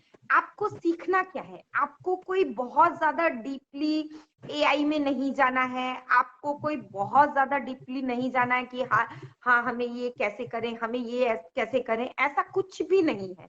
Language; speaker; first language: Hindi; native; Hindi